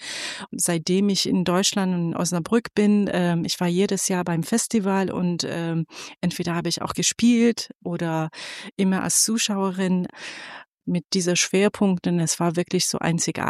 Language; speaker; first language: German; non-native, fluent; Persian